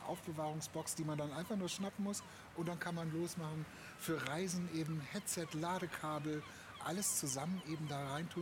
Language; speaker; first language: German; native; German